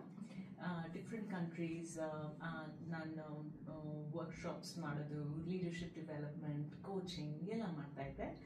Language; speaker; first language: Kannada; non-native, local second language; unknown